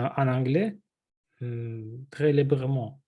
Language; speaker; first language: French; non-native, learner; Russian